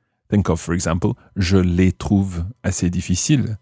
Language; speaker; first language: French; non-native, fluent; English